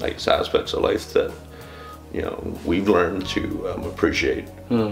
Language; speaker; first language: English; native; English